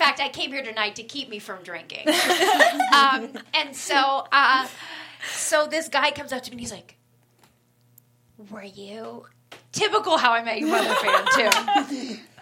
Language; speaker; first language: English; native; English